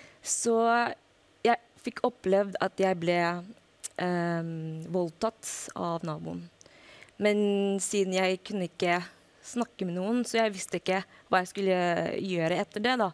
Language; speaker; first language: Norwegian; non-native, fluent; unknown